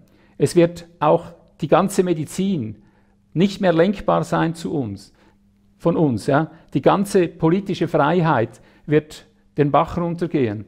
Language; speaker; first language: German; native; German